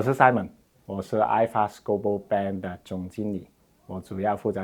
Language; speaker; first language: Chinese; non-native, local second language; Cantonese